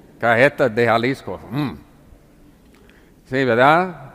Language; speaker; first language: Spanish; non-native, fluent; English